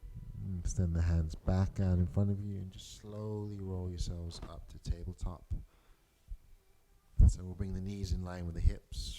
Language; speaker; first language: English; native; English